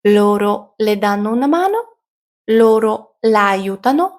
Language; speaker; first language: Italian; non-native, fluent; Ukrainian